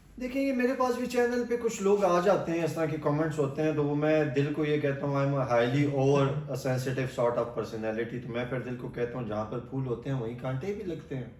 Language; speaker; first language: Urdu; non-native, local second language; Pashto